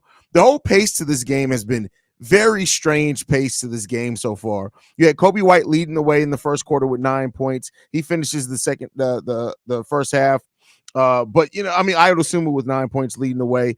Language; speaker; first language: English; native; English